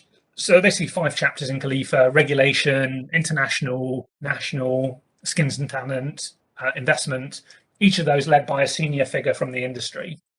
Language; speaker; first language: English; native; English